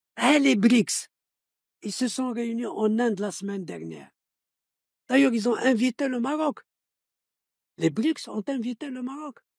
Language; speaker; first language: French; non-native, local second language; Arabic